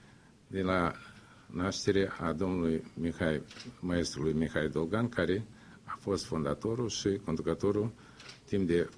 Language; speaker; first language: Romanian; non-native, local second language; Russian